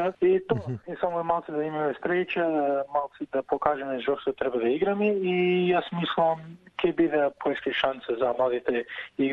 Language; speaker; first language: Macedonian; early bilingual, heritage; Macedonian